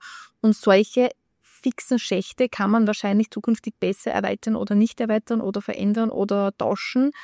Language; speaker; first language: German; native; German